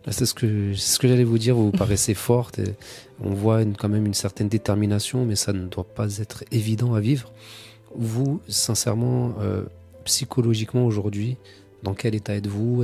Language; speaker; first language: French; native; French